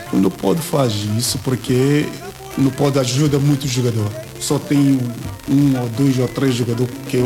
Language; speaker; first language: Portuguese; non-native, learner; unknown